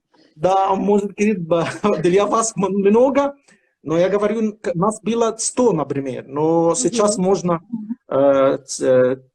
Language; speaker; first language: Russian; non-native, fluent; Arabic